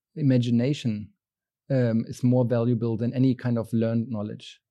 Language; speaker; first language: English; non-native, fluent; German